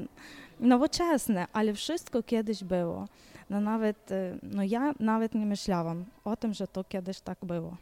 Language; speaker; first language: Ukrainian; non-native, local second language; Polish